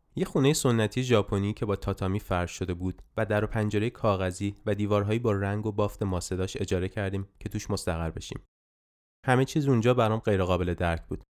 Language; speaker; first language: Persian; native; Persian